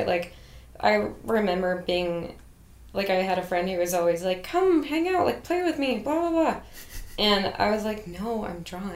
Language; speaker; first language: English; native; English